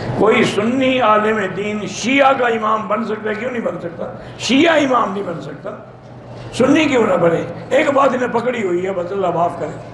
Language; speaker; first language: Urdu; native; Urdu